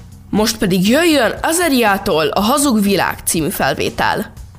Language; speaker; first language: Hungarian; native; Hungarian